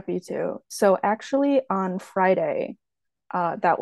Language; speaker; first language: English; native; English